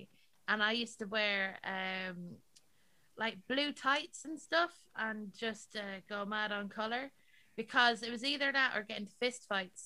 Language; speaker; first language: English; native; English